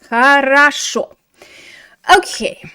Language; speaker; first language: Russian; non-native, fluent; English